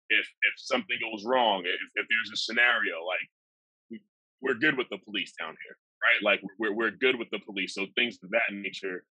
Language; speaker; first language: English; native; English